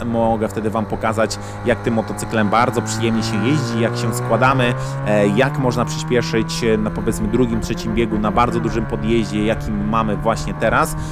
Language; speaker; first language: Polish; native; Polish